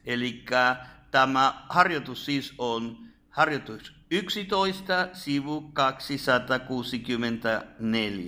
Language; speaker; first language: Finnish; non-native, fluent; Spanish